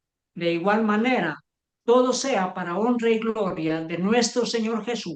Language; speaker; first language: Spanish; native; Spanish